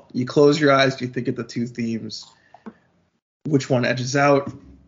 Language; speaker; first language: English; native; English